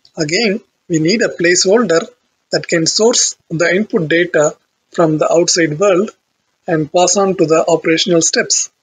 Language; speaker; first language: English; non-native, local second language; Tamil